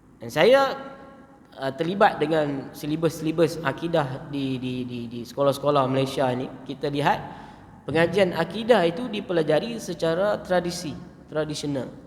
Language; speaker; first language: Malay; native; Malay